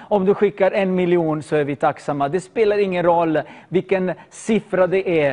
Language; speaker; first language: Swedish; non-native, fluent; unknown